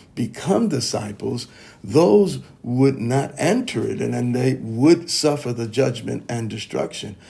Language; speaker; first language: English; native; English